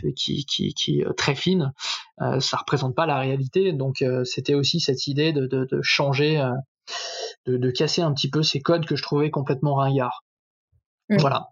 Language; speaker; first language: French; native; French